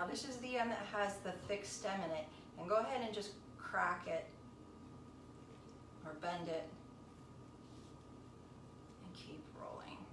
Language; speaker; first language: English; native; English